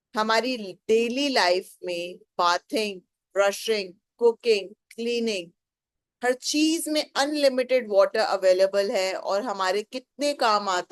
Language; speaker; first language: Hindi; native; Hindi